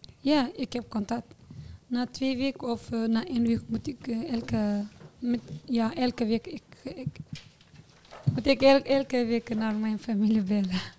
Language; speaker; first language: Dutch; non-native, learner; Tigrinya